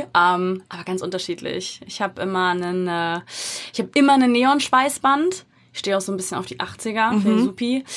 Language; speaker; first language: German; native; German